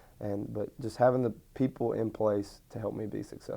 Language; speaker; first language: English; native; English